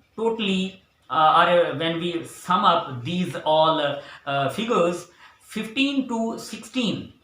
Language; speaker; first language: English; non-native, local second language; Urdu